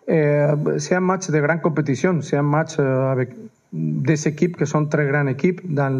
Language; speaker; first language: French; non-native, fluent; Spanish